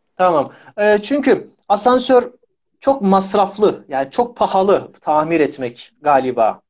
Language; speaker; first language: Turkish; native; Turkish